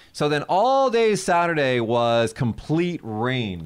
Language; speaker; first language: English; early bilingual, other home language; Japanese